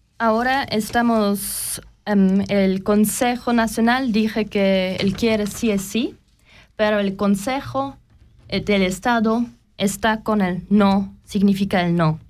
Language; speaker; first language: Spanish; non-native, learner; German